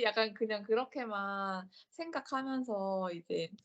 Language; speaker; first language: Korean; native; Korean